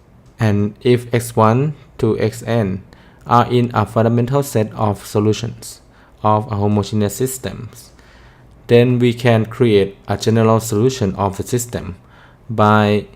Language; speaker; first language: English; non-native, fluent; Thai